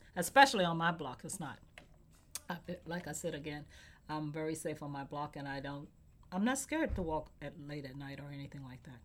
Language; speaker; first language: English; native; English